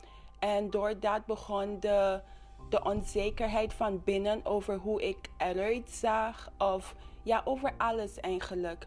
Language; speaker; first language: Dutch; non-native, local second language; English